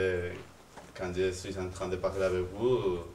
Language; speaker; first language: French; non-native, fluent; Spanish